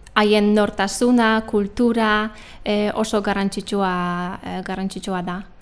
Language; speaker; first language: Basque; non-native, learner; Polish